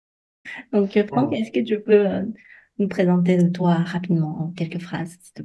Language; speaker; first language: French; non-native, fluent; Chinese